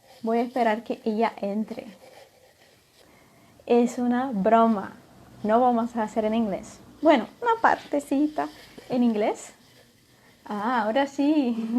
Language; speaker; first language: Spanish; non-native, fluent; Portuguese